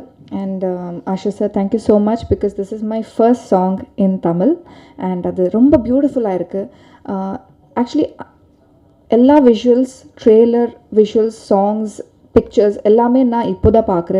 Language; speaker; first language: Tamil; non-native, learner; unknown